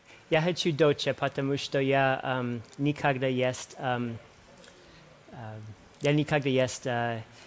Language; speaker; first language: Russian; non-native, learner; English